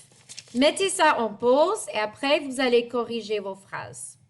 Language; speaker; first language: French; non-native, fluent; English